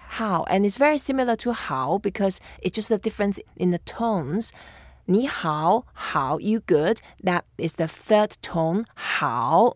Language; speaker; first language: English; non-native, fluent; Chinese